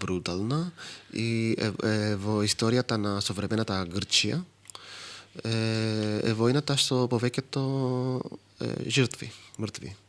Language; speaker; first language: Macedonian; non-native, fluent; Greek